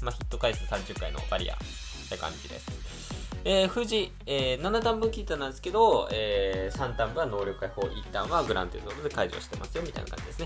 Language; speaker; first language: Japanese; native; Japanese